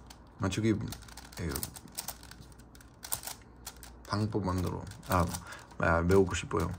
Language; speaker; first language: Korean; non-native, learner; Spanish